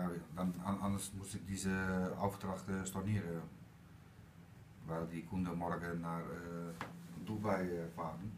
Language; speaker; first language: German; non-native, learner; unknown